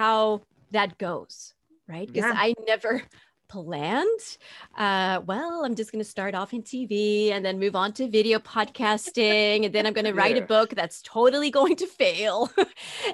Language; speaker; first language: English; non-native, fluent; Dutch